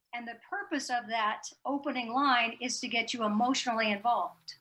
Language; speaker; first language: English; native; English